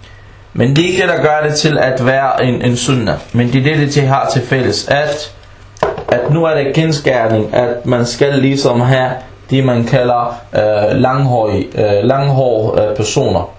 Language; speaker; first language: Danish; early bilingual, other home language; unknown